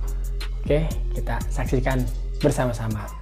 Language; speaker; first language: Indonesian; native; Indonesian